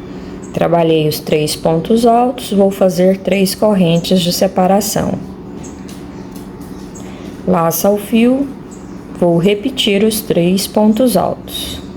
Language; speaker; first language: Portuguese; native; Portuguese